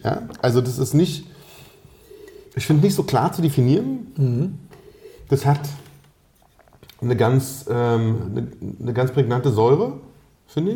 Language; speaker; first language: German; native; German